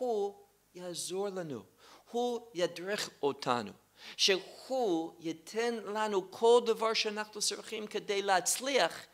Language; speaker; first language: Hebrew; non-native, fluent; English